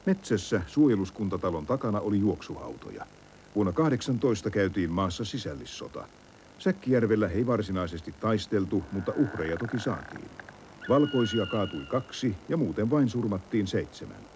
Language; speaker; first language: Finnish; native; Finnish